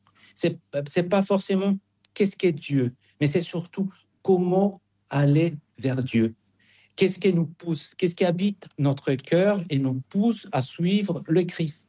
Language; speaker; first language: French; non-native, fluent; Spanish